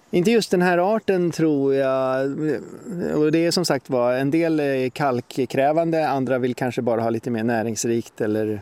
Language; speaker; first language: Swedish; native; Swedish